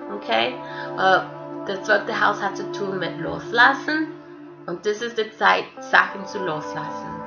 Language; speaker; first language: German; non-native, fluent; English